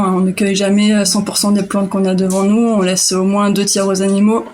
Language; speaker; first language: French; native; French